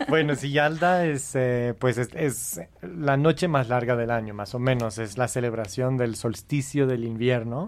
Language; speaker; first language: Spanish; non-native, fluent; English